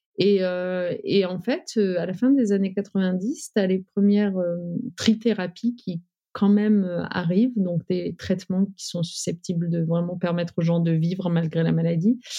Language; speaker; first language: French; early bilingual, other home language; Riffian